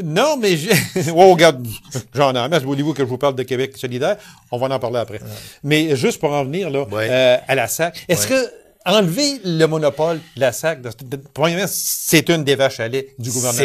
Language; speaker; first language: French; native; French